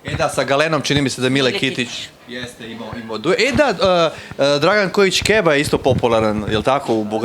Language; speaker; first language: Bosnian; native; Bosnian